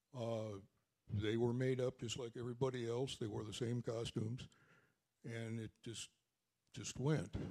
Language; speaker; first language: English; native; English